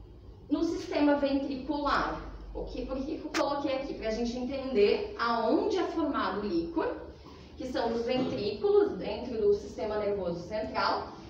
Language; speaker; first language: Portuguese; native; Portuguese